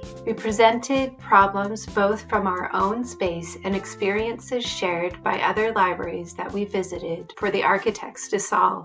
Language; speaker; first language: English; native; English